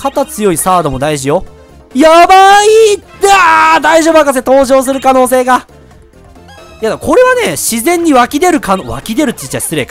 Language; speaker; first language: Japanese; native; Japanese